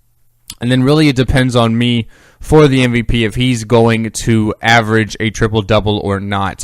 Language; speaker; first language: English; native; English